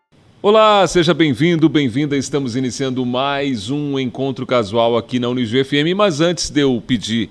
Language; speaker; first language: Portuguese; native; Portuguese